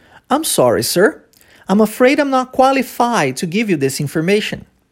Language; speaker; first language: English; early bilingual, other home language; Portuguese